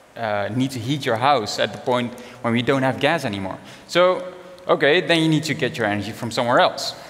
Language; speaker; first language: English; non-native, fluent; Dutch